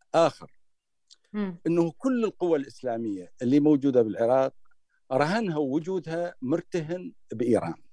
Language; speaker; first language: Arabic; native; Arabic